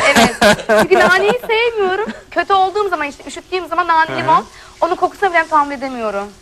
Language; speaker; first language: Turkish; non-native, fluent; German